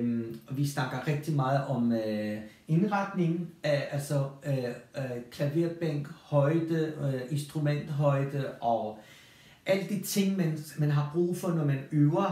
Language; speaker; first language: Danish; non-native, fluent; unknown